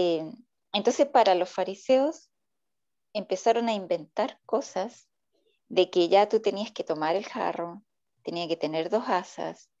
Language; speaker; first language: Spanish; native; Spanish